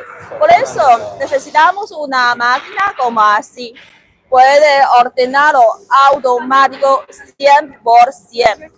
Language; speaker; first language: Spanish; non-native, learner; Chinese